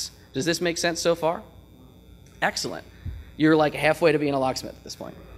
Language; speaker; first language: English; native; English